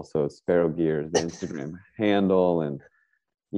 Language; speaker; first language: English; native; English